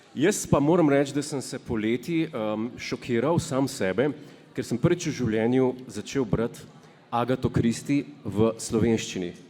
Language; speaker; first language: Slovenian; native; Slovenian